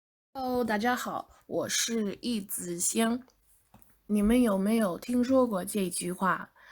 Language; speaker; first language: Chinese; non-native, fluent; English